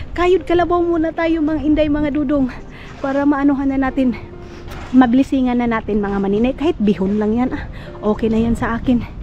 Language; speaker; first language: Filipino; non-native, local second language; Cebuano